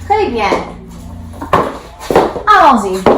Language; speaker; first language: French; non-native, learner; English